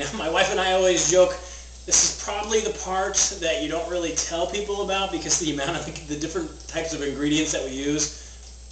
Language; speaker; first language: English; native; English